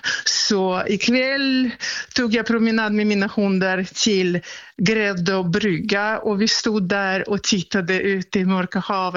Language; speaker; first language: Swedish; non-native, fluent; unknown